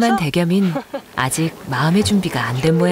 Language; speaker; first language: Korean; native; Korean